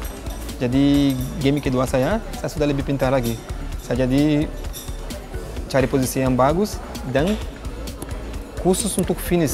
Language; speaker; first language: Indonesian; non-native, fluent; Portuguese